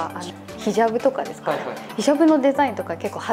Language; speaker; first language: Japanese; native; Japanese